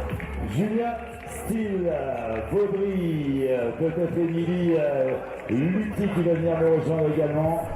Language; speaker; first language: French; native; French